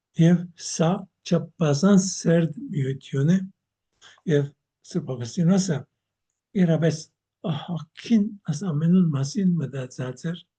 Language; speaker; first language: Armenian; early bilingual, heritage; Armenian